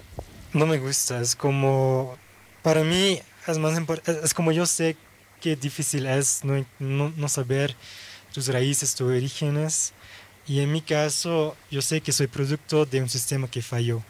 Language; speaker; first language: Spanish; early bilingual, heritage; Dutch